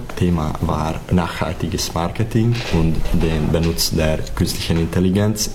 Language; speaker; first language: German; non-native, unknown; Hungarian